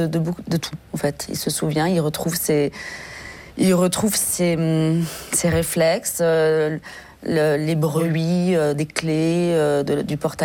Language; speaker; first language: French; native; French